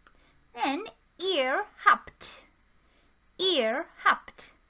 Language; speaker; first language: German; non-native, fluent; English